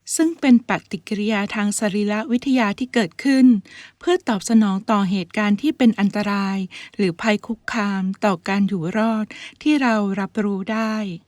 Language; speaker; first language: Thai; native; Thai